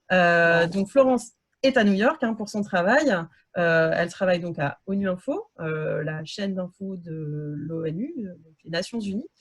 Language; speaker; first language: French; native; French